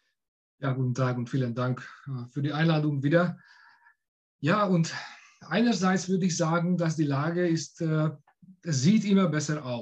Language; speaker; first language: German; non-native, fluent; Hungarian